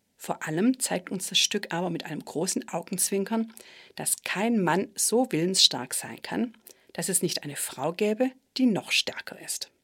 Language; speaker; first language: German; native; German